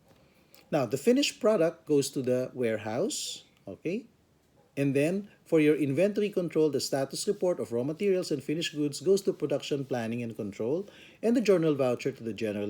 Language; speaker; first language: English; non-native, local second language; Filipino